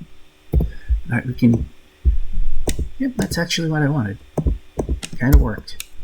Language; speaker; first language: English; native; English